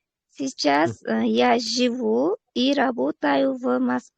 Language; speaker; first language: Russian; non-native, learner; Uzbek